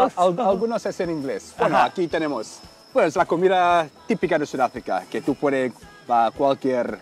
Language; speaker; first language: Spanish; non-native, learner; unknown